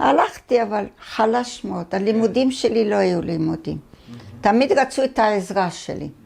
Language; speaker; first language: Hebrew; early bilingual, other home language; Arabic